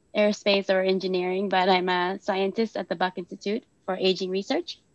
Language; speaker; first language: English; non-native, local second language; Filipino